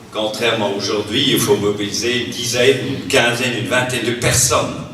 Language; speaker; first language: French; non-native, fluent; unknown